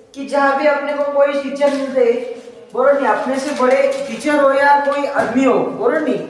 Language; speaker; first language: Hindi; non-native, local second language; Marathi